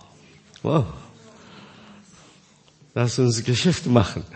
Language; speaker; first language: German; non-native, fluent; Korean